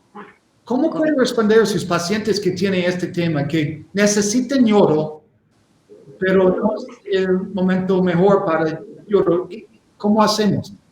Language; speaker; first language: Spanish; non-native, learner; English